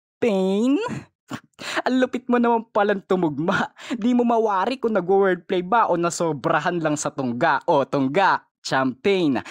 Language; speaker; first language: Filipino; non-native, local second language; Bikol